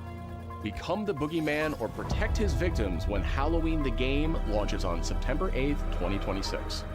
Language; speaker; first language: English; native; English